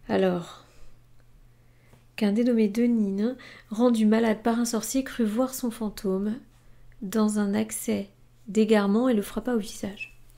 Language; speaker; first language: French; native; French